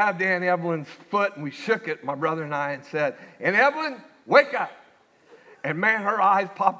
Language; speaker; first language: English; native; English